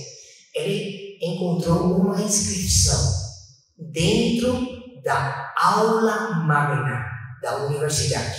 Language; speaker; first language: Portuguese; non-native, fluent; Chinese